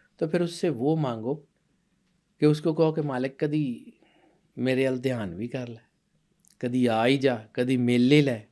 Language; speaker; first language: Urdu; non-native, local second language; Punjabi